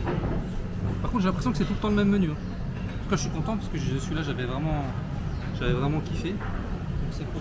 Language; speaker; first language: French; native; French